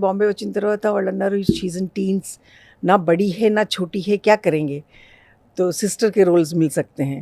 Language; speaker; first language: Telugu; non-native, local second language; Urdu